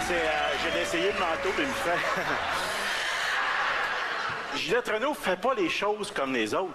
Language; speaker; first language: French; native; French